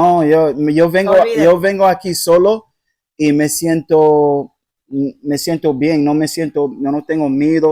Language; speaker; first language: Spanish; non-native, learner; English